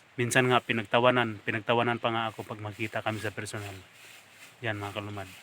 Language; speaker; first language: Filipino; non-native, local second language; Cebuano